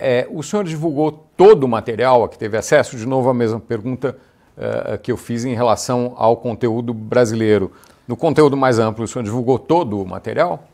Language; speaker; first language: Portuguese; native; Portuguese